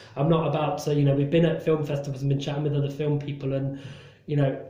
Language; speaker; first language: English; native; English